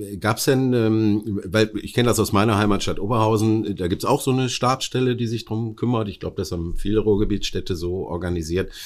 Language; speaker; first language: German; native; German